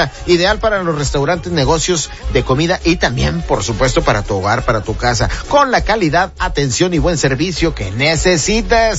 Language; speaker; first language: Spanish; native; Spanish